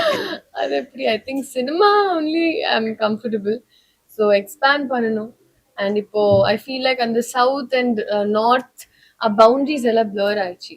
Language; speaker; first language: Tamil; non-native, learner; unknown